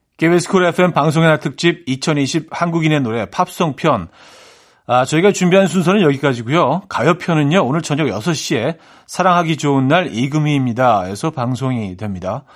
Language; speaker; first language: Korean; native; Korean